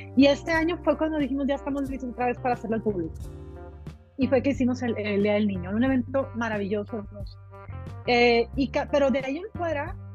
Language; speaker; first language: Spanish; native; Spanish